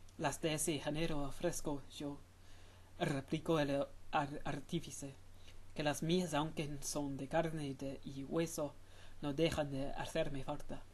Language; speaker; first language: Spanish; non-native, fluent; English